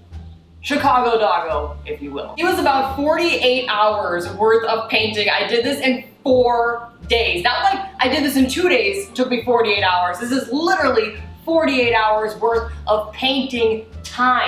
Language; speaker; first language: English; native; English